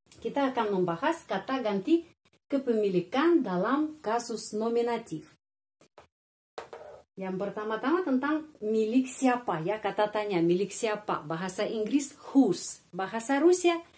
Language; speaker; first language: Indonesian; non-native, fluent; Russian